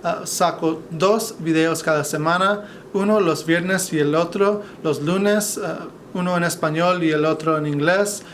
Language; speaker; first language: Spanish; non-native, fluent; English